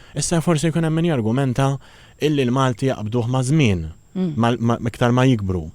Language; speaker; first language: Maltese; native; Maltese